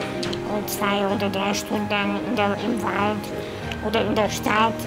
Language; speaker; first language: German; non-native, fluent; Polish